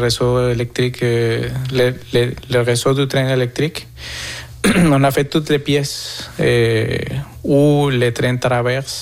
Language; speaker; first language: French; non-native, fluent; Spanish